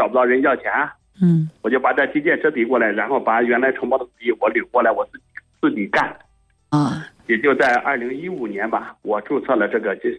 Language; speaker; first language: Chinese; native; Chinese